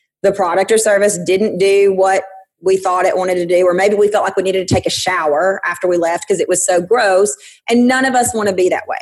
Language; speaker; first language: English; native; English